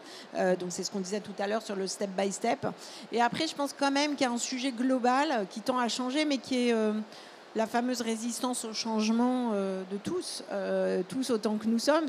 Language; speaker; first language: French; native; French